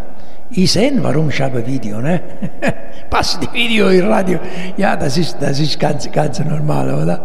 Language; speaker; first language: German; non-native, learner; Italian